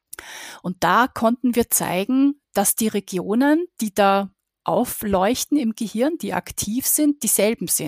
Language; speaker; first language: German; native; German